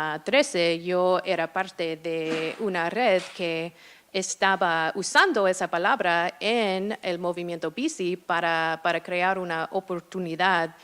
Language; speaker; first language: Spanish; non-native, fluent; English